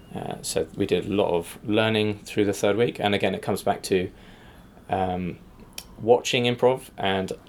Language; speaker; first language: English; native; English